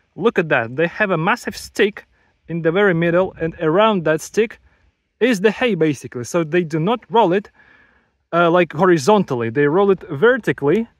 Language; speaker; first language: English; non-native, fluent; Russian